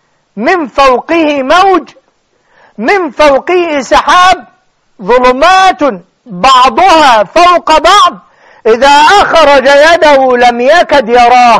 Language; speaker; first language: Arabic; native; Arabic